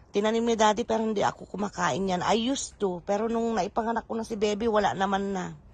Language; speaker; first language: Filipino; non-native, local second language; Iloko